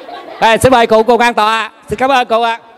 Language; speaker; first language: Vietnamese; native; Vietnamese